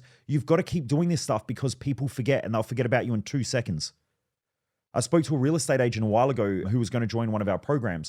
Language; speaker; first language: English; native; English